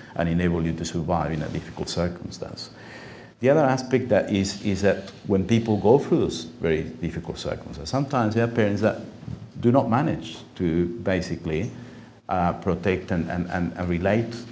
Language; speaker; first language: English; non-native, fluent; Spanish